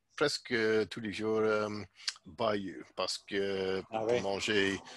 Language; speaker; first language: French; non-native, learner; English